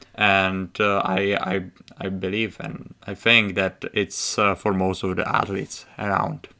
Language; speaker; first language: English; non-native, fluent; Czech